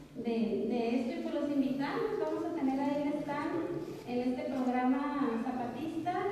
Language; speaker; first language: Spanish; native; Spanish